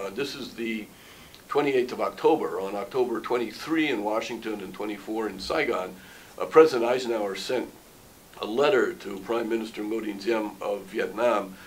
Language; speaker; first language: English; native; English